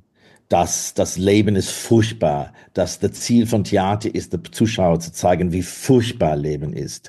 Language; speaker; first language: German; non-native, fluent; English